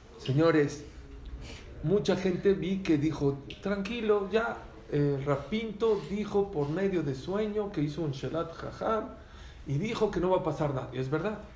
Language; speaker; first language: Spanish; native; Spanish